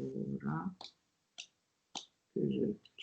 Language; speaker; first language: Hungarian; non-native, learner; French